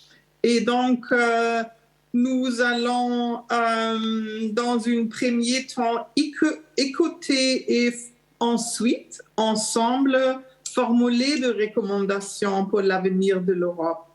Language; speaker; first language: French; non-native, learner; German